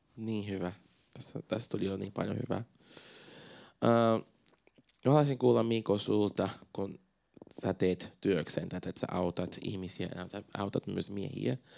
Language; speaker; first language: Finnish; non-native, fluent; Portuguese